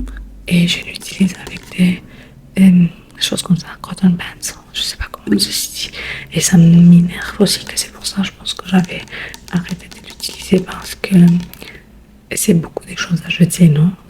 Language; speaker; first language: French; non-native, learner; Spanish